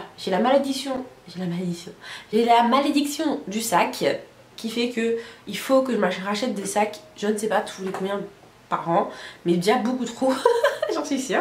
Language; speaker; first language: French; native; French